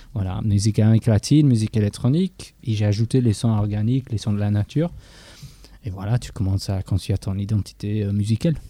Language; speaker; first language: French; non-native, fluent; English